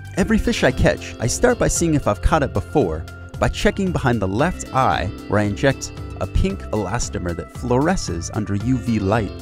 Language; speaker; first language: English; native; English